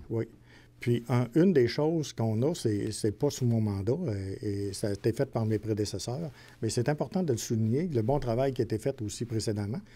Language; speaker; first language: French; native; French